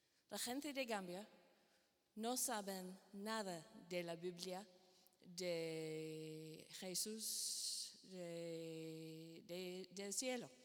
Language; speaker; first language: Spanish; non-native, learner; English